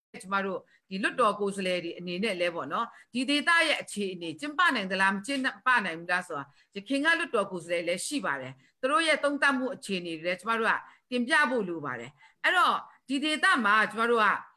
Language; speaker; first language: Burmese; non-native, local second language; Kachin